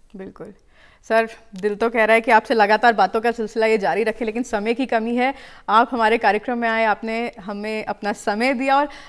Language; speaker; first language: Hindi; native; Hindi